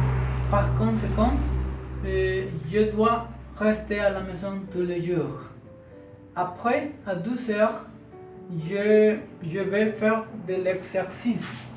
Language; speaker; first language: French; non-native, learner; Spanish